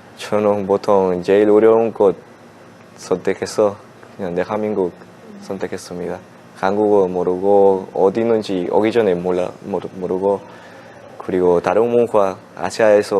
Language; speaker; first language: Korean; non-native, learner; Spanish